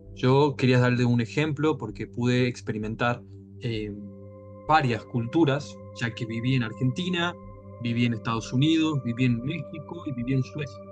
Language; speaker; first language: Spanish; native; Spanish